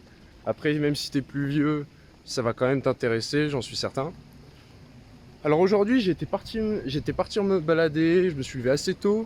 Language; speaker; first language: French; native; French